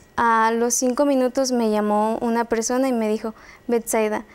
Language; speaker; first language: Spanish; native; Spanish